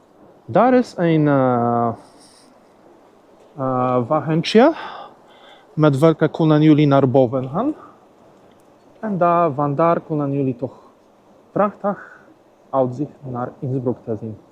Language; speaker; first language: Dutch; non-native, learner; Polish